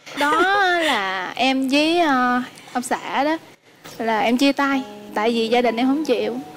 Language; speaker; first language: Vietnamese; native; Vietnamese